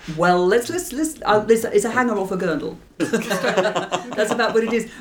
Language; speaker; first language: English; native; English